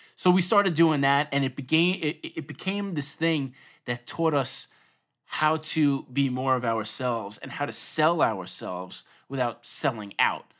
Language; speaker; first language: English; native; English